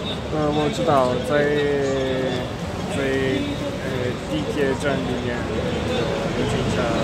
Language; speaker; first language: Chinese; non-native, learner; Italian